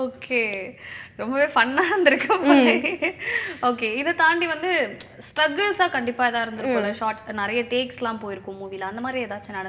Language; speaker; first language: Tamil; native; Tamil